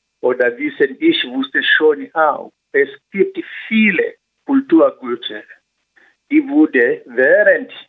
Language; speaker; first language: German; non-native, learner; Swahili